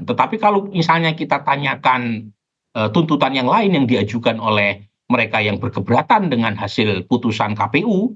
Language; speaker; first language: Indonesian; native; Indonesian